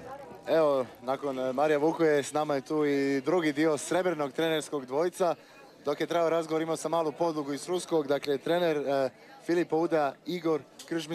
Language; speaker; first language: Croatian; native; Croatian